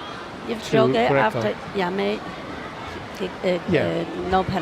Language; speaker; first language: English; non-native, learner; Chinese